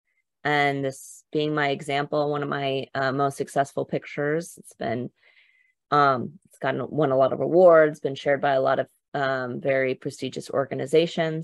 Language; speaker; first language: English; native; English